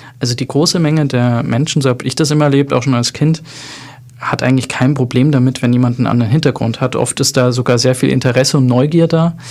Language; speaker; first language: German; native; German